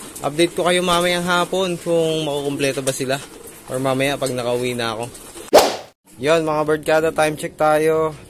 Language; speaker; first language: Filipino; native; Filipino